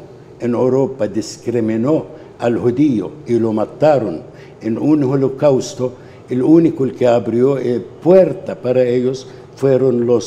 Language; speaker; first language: Spanish; non-native, fluent; Arabic